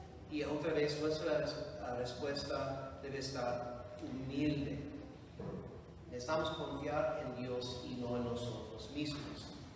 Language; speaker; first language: Spanish; non-native, fluent; English